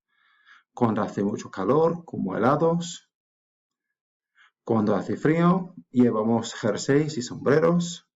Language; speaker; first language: Spanish; non-native, fluent; English